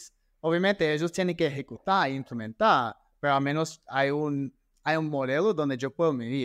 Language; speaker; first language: Spanish; non-native, fluent; English